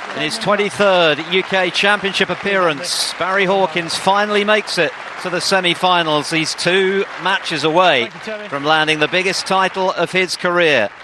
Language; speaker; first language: English; native; English